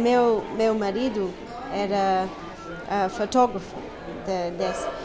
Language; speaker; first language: Portuguese; non-native, learner; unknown